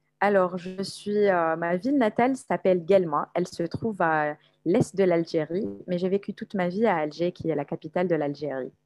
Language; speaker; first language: French; non-native, local second language; Arabic